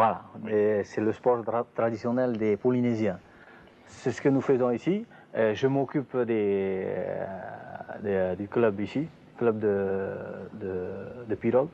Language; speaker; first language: French; non-native, local second language; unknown